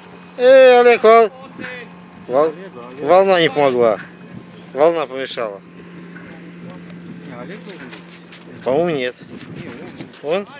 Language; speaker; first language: Russian; native; Russian